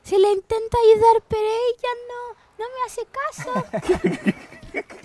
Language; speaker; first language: Spanish; early bilingual, other home language; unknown